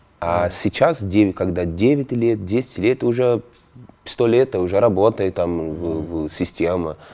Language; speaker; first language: Russian; non-native, fluent; Portuguese